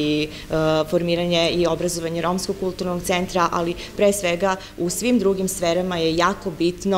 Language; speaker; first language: Croatian; native; Croatian